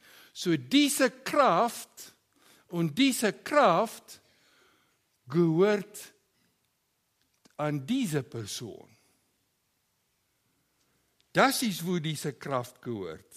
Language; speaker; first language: German; non-native, learner; Afrikaans